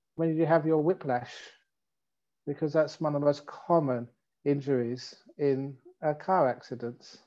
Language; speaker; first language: English; native; English